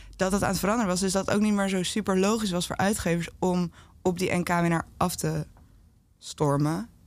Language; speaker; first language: Dutch; native; Dutch